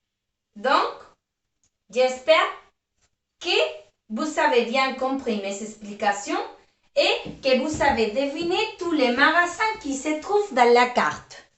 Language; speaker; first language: French; non-native, fluent; Spanish